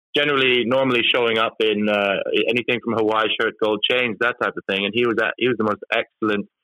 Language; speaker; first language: English; non-native, fluent; Norwegian